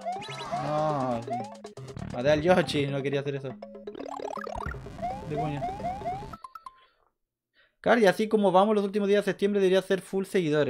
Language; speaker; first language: Spanish; native; Spanish